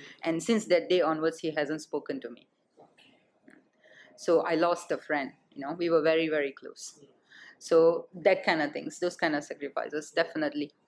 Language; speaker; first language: English; non-native, local second language; Tamil